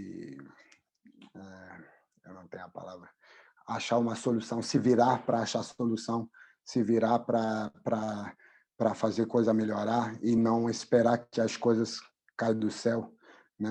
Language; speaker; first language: Portuguese; non-native, fluent; French